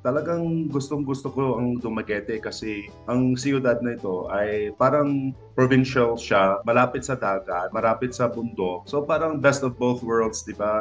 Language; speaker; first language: Filipino; non-native, local second language; English